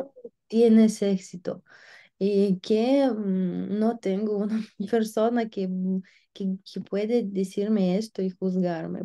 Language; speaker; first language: Spanish; non-native, learner; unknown